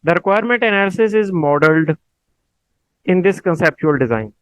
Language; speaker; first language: English; non-native, local second language; Punjabi